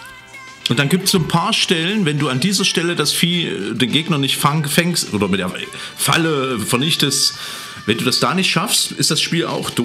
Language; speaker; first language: German; native; German